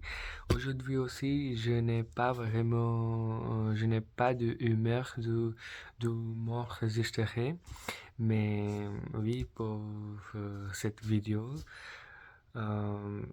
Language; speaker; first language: French; non-native, learner; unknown